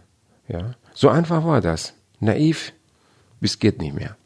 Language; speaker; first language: German; non-native, fluent; Persian